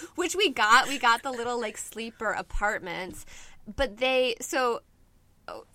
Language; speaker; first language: English; native; English